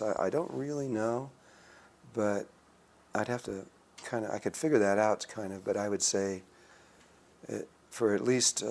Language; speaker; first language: English; native; English